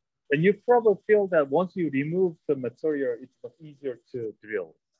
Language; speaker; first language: English; non-native, fluent; Korean